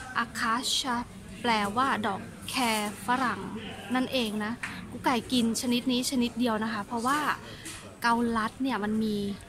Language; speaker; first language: Thai; native; Thai